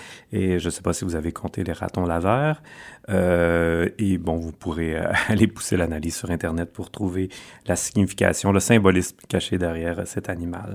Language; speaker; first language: French; native; French